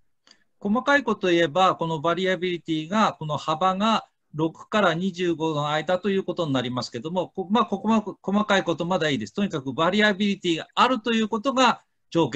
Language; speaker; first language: Japanese; native; Japanese